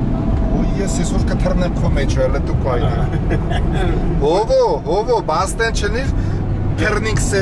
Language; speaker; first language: Russian; non-native, learner; Armenian